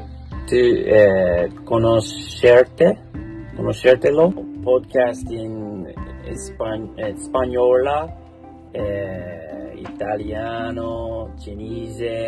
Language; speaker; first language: Italian; non-native, learner; English